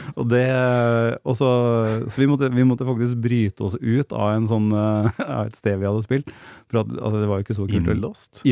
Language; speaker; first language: Norwegian; native; Norwegian